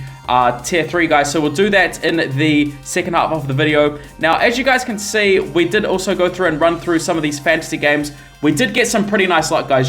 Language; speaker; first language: English; native; English